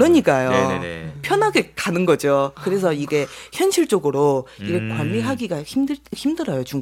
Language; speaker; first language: Korean; non-native, fluent; Chinese